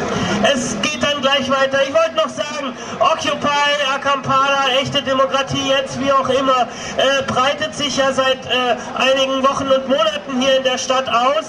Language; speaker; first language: German; native; German